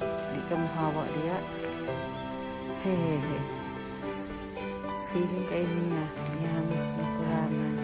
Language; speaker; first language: Filipino; non-native, local second language; Cebuano